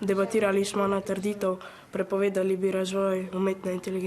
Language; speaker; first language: Slovenian; native; Slovenian